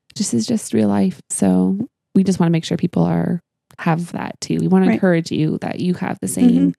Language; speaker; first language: English; native; English